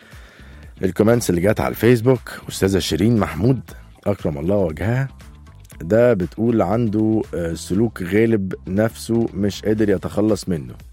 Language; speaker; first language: Arabic; native; Arabic